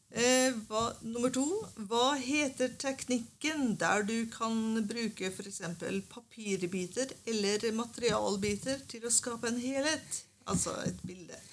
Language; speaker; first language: Norwegian; native; Norwegian